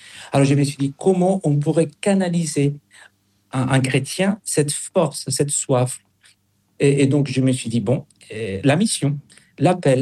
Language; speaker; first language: French; non-native, fluent; Spanish